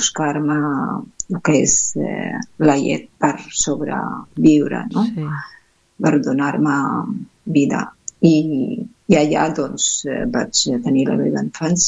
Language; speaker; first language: Catalan; non-native, fluent; Arabic